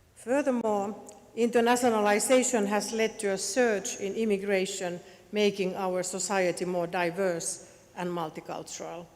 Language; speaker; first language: English; non-native, fluent; Finnish